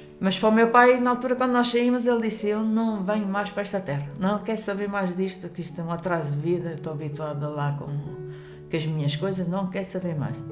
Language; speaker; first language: Portuguese; early bilingual, heritage; Spanish